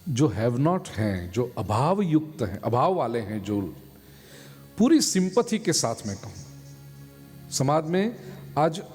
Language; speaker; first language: Hindi; non-native, local second language; Gujarati